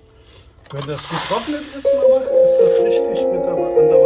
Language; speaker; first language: German; native; German